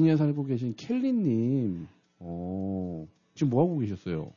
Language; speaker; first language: Korean; native; Korean